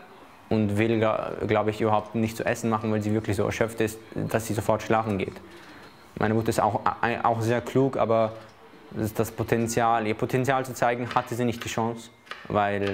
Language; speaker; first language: German; early bilingual, other home language; Chechen